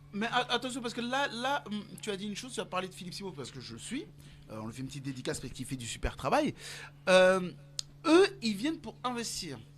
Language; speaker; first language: French; early bilingual, other home language; Lingala